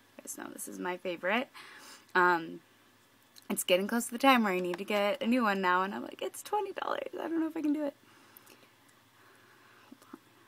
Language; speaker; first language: English; native; English